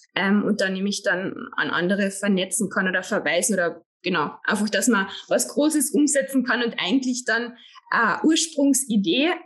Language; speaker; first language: German; native; German